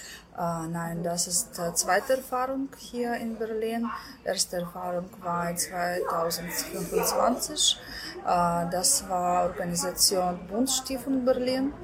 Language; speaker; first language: German; non-native, learner; Ukrainian